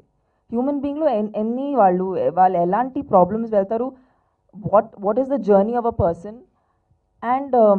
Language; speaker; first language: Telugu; non-native, fluent; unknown